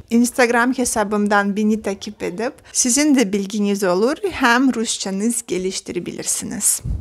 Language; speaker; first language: Turkish; non-native, fluent; Russian